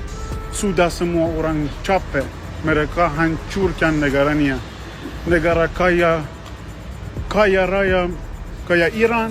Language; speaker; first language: Indonesian; non-native, learner; Persian